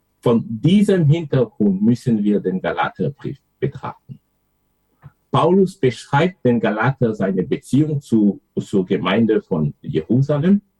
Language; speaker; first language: German; non-native, fluent; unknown